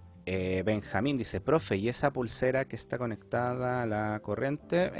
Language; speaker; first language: Spanish; native; Spanish